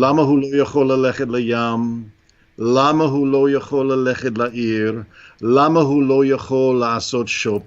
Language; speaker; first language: Hebrew; non-native, fluent; English